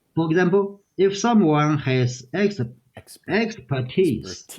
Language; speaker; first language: English; non-native, learner; Chinese